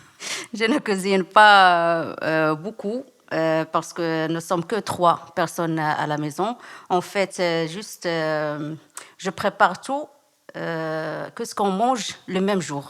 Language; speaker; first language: French; non-native, learner; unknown